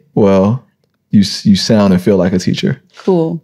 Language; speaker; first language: English; native; English